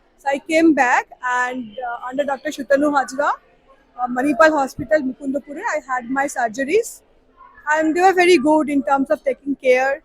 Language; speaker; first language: English; non-native, local second language; Bangla